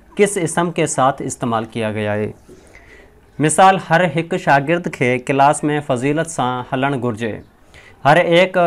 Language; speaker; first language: Urdu; non-native, local second language; Sindhi